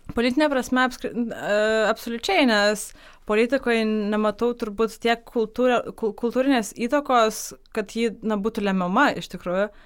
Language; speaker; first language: Lithuanian; non-native, local second language; Polish